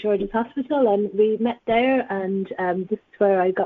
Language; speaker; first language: English; native; English